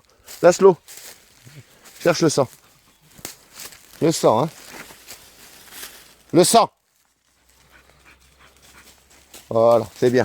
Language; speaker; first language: French; native; French